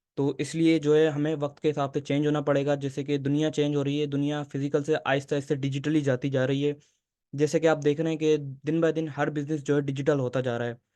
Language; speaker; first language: Urdu; native; Urdu